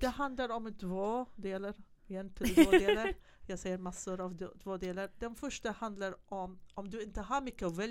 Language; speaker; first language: Swedish; non-native, fluent; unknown